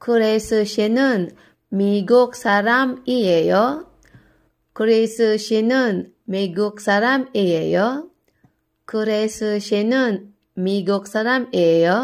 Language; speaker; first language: Korean; non-native, learner; Cebuano